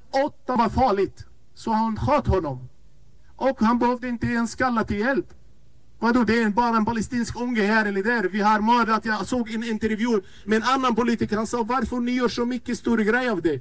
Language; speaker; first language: Swedish; non-native, fluent; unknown